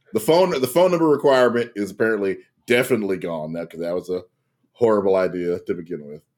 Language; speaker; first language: English; native; English